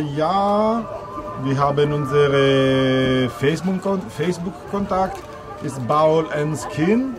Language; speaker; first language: German; non-native, learner; Italian